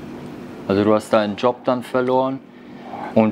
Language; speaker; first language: German; native; German